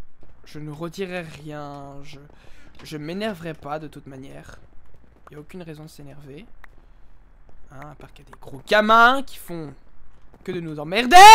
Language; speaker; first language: French; native; French